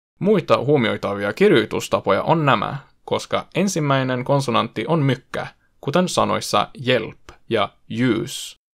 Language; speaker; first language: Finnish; non-native, fluent; Swedish